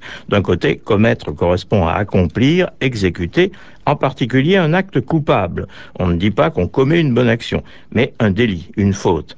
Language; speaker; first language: French; native; French